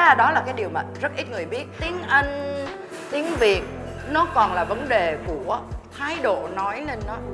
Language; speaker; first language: Vietnamese; native; Vietnamese